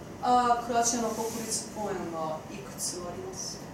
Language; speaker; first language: Japanese; non-native, learner; Croatian